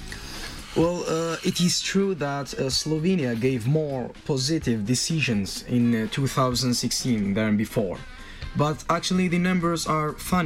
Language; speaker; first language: English; non-native, fluent; Arabic